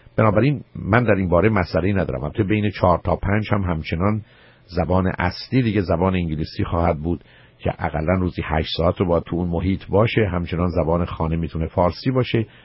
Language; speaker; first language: Persian; native; Persian